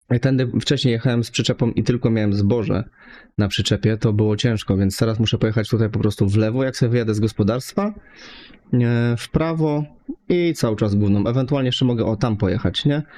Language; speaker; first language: Polish; native; Polish